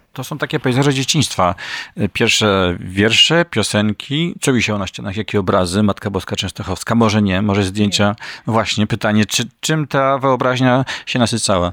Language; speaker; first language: Polish; native; Polish